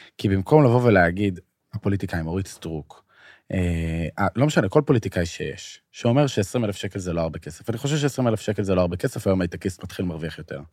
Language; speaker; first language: Hebrew; native; Hebrew